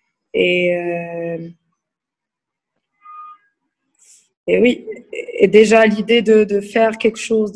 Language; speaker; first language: French; non-native, local second language; Arabic